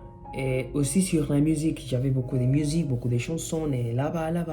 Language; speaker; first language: French; non-native, fluent; Spanish